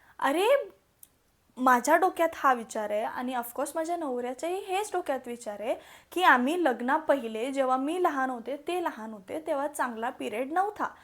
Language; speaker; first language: Marathi; non-native, local second language; Malayalam